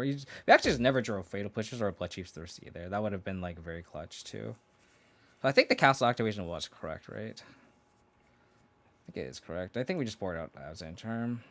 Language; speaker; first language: English; native; English